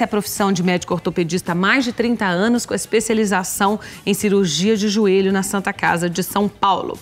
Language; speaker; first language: Portuguese; native; Portuguese